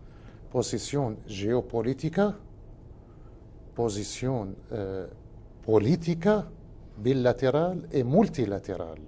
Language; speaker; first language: Portuguese; non-native, fluent; Spanish